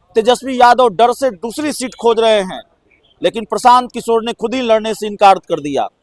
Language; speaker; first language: Hindi; native; Hindi